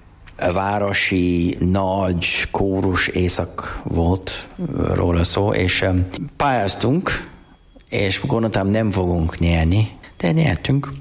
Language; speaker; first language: Hungarian; non-native, learner; English